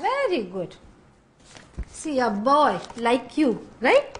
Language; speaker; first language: English; non-native, fluent; Gujarati